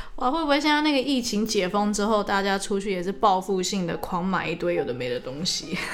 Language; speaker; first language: Chinese; early bilingual, heritage; Chinese